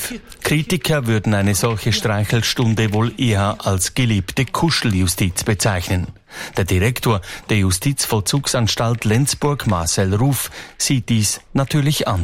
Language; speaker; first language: German; native; German